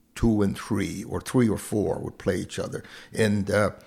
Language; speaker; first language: English; non-native, fluent; Hungarian